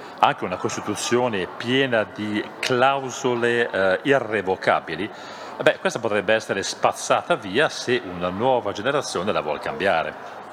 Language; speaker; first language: Italian; non-native, fluent; German